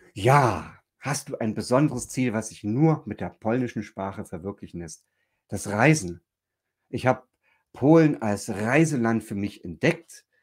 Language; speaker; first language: German; native; German